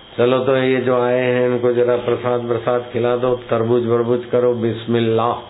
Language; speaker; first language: Hindi; native; Hindi